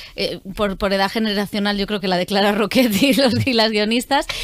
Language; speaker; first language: Spanish; native; Spanish